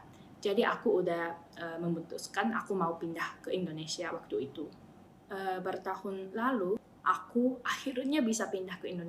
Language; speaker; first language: Indonesian; non-native, fluent; Japanese